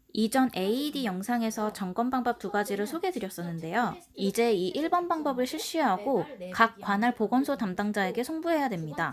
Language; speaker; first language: Korean; native; Korean